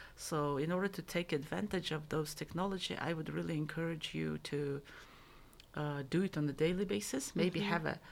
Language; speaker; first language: English; non-native, fluent; Mongolian